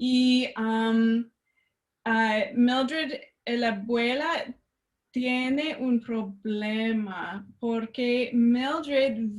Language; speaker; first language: Spanish; non-native, learner; French